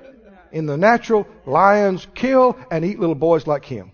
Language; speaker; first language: English; native; English